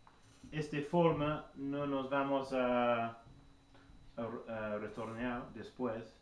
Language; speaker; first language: Spanish; non-native, learner; English